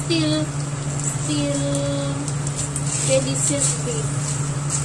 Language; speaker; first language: English; non-native, learner; Indonesian